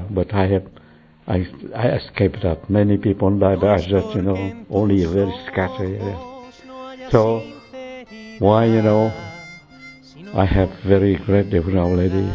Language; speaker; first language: English; non-native, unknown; Vietnamese